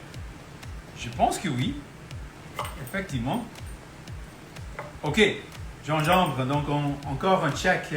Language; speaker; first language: French; non-native, local second language; Punjabi